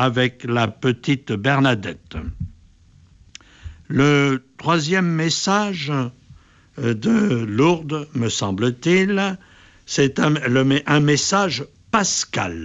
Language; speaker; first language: French; native; French